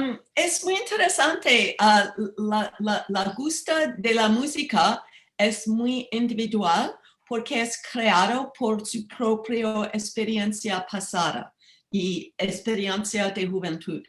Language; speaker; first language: Spanish; non-native, learner; English